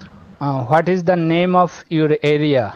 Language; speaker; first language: English; non-native, learner; Bangla